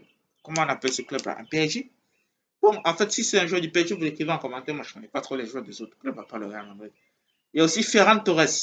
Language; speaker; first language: French; native; French